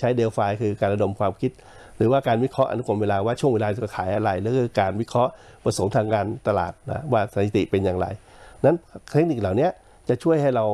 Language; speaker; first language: Thai; native; Thai